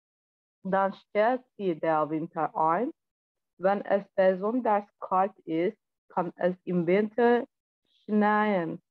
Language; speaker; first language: German; non-native, learner; Turkish